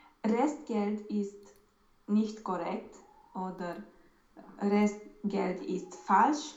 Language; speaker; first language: German; non-native, learner; Romanian